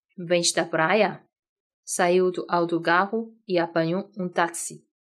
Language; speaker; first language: Portuguese; non-native, fluent; Chinese